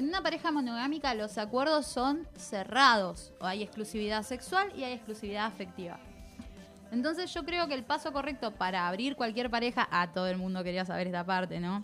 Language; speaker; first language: Spanish; native; Spanish